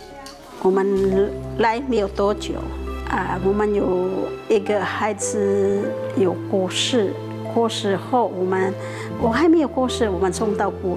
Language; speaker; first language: Chinese; non-native, fluent; Filipino